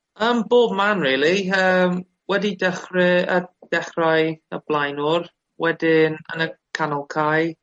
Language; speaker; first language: Welsh; non-native, local second language; English